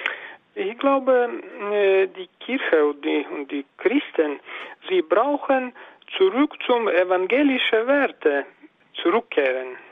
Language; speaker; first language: German; non-native, fluent; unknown